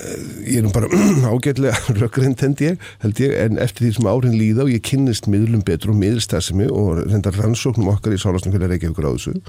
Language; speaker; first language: Icelandic; native; Icelandic